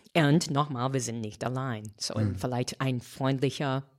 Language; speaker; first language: German; non-native, fluent; English